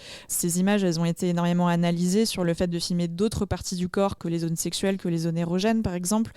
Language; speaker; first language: French; native; French